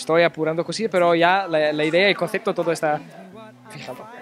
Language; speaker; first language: Spanish; non-native, fluent; German